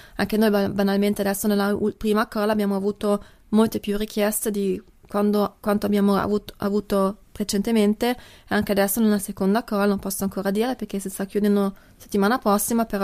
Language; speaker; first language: Italian; non-native, local second language; German